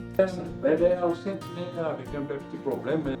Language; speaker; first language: French; non-native, local second language; Malagasy